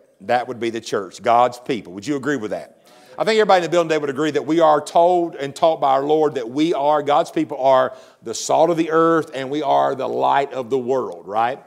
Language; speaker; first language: English; native; English